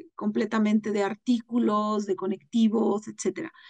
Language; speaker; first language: Spanish; non-native, local second language; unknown